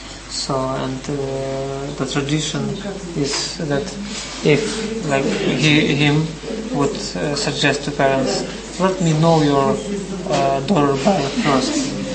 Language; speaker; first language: English; non-native, learner; Russian